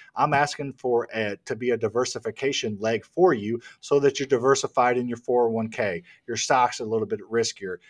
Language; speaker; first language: English; native; English